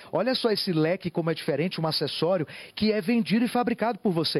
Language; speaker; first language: Portuguese; native; Portuguese